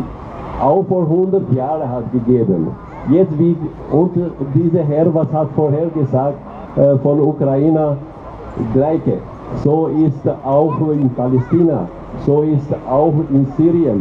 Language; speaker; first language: German; non-native, learner; Albanian